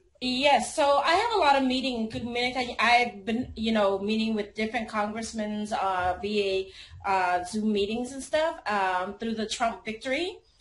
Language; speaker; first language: English; non-native, fluent; Khmer